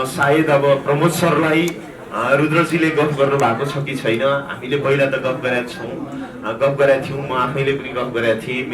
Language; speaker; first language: Nepali; native; Nepali